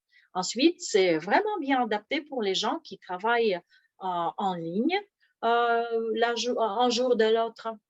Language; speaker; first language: French; non-native, fluent; Russian